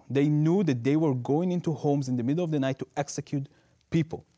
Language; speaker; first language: English; non-native, fluent; Hebrew